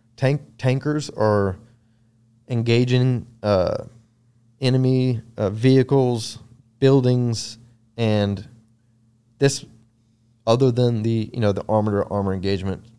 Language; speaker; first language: English; native; English